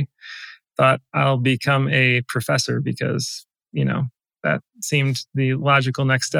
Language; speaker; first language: English; native; English